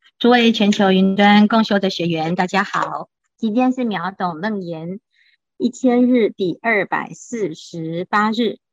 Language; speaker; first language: Chinese; native; Chinese